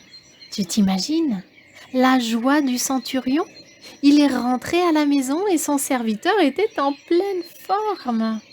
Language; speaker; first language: French; native; French